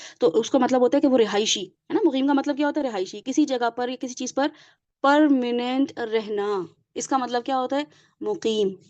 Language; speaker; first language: Urdu; native; Urdu